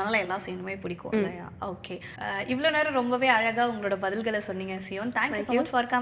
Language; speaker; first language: Tamil; native; Tamil